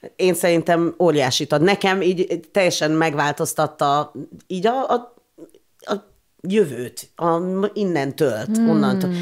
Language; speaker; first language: Hungarian; non-native, fluent; English